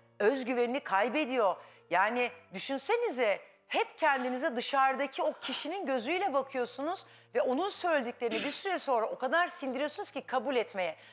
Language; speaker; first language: Turkish; native; Turkish